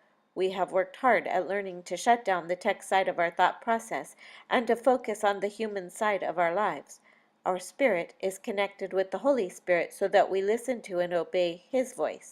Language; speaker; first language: English; native; English